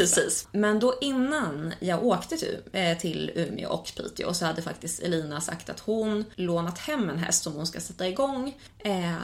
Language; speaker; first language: Swedish; native; Swedish